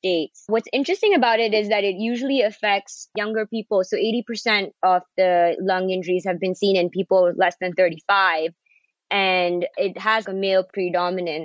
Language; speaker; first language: English; non-native, local second language; Urdu